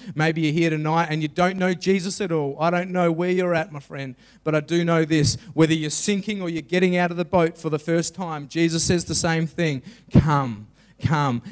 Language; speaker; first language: English; native; English